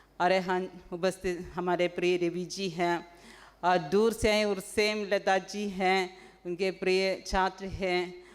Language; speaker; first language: Hindi; non-native, local second language; Malayalam